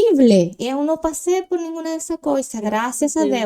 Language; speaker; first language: Portuguese; non-native, learner; Spanish